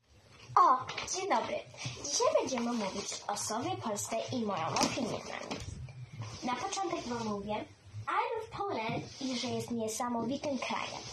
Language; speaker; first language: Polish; early bilingual, heritage; Polish